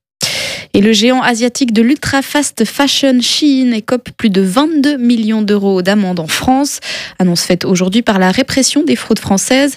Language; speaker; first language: French; native; French